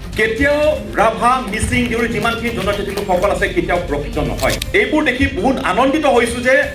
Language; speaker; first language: Assamese; non-native, local second language; Karbi